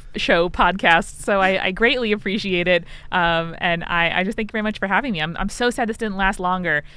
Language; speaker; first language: English; native; English